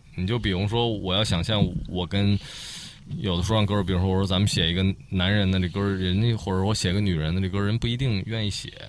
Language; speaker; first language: Chinese; native; Chinese